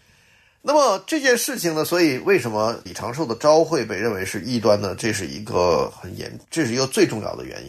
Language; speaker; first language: Chinese; native; Chinese